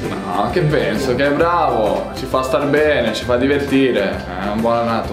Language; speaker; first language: Italian; early bilingual, other home language; Albanian